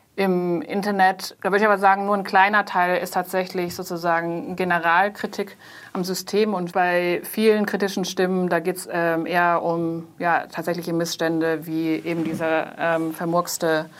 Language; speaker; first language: German; non-native, fluent; Chinese